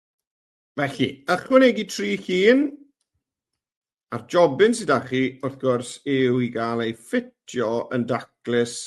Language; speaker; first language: Welsh; native; Welsh